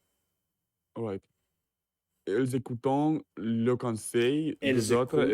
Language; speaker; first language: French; non-native, learner; Russian